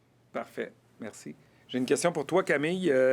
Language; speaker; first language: French; native; French